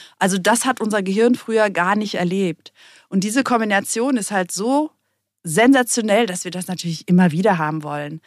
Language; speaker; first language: German; early bilingual, other home language; Greek